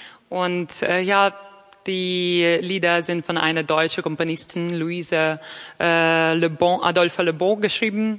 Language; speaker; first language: German; non-native, fluent; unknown